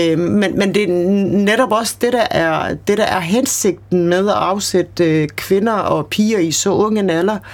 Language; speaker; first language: Danish; early bilingual, other home language; Kurdish